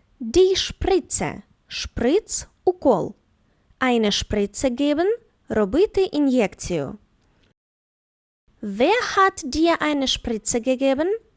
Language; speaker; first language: German; non-native, fluent; Ukrainian